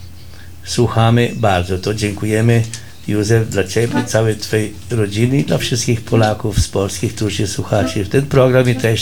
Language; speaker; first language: Polish; early bilingual, heritage; Polish